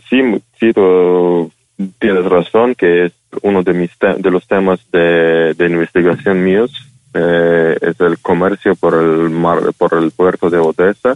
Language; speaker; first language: Spanish; non-native, fluent; Ukrainian